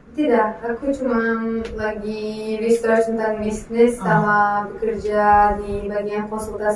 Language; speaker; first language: Indonesian; non-native, fluent; Turkish